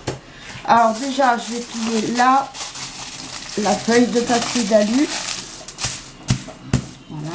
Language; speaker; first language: French; native; French